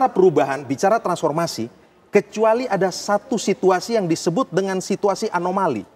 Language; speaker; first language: Indonesian; native; Indonesian